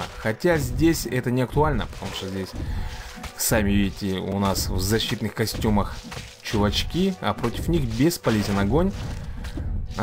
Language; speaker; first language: Russian; native; Russian